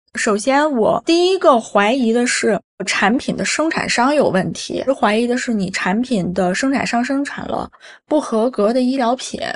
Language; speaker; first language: Chinese; native; Chinese